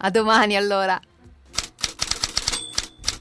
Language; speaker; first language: Italian; native; Italian